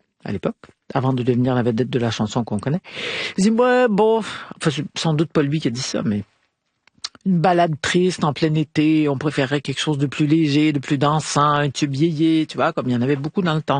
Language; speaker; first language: French; native; French